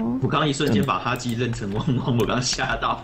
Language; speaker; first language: Chinese; native; Chinese